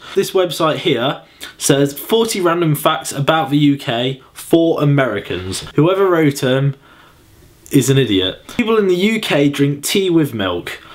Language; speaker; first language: English; native; English